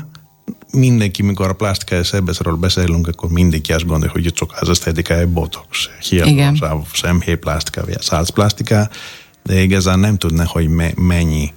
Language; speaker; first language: Hungarian; non-native, learner; Greek